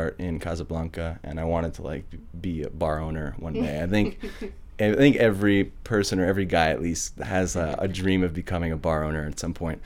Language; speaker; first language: English; native; English